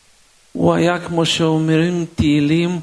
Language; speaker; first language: Hebrew; non-native, fluent; Russian